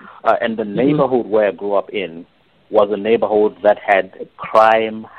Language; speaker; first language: English; non-native, local second language; Shona